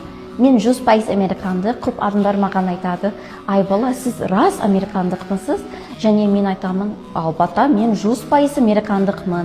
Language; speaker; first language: Kazakh; non-native, learner; English